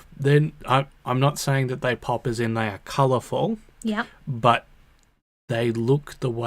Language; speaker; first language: English; native; English